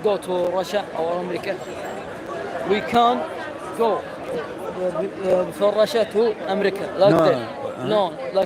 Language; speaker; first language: English; non-native, learner; Arabic